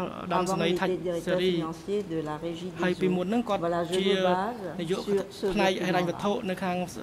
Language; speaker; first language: French; non-native, local second language; Khmer